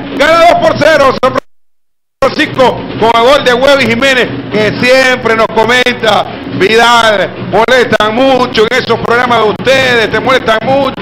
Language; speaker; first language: Spanish; native; Spanish